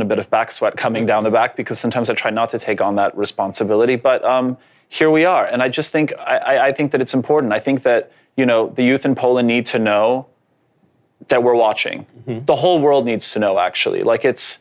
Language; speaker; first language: English; non-native, fluent; Polish